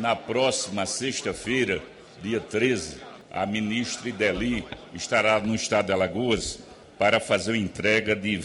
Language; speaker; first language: Portuguese; native; Portuguese